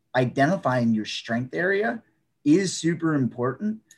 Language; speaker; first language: English; native; English